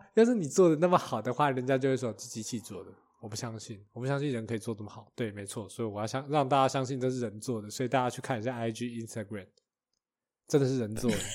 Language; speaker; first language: Chinese; native; Chinese